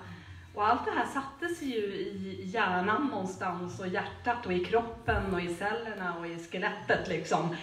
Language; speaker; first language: Swedish; native; Swedish